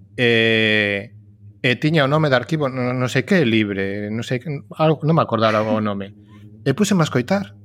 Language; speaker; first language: Galician; native; Galician